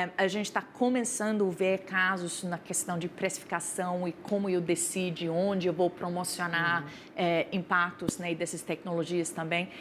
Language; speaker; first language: Portuguese; non-native, fluent; English